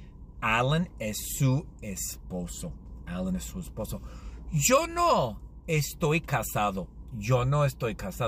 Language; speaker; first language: Spanish; non-native, learner; English